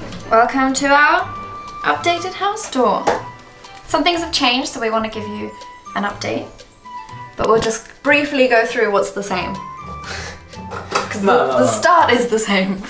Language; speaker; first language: English; native; English